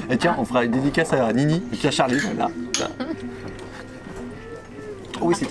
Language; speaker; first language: French; native; French